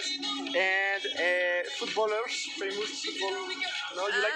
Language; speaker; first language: English; non-native, learner; French